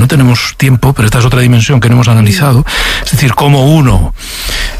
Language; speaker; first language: Spanish; native; Spanish